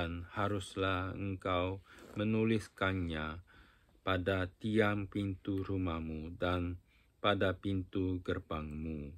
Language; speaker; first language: Indonesian; non-native, fluent; Japanese